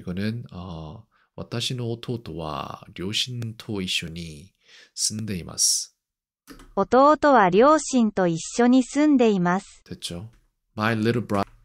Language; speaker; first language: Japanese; non-native, learner; Korean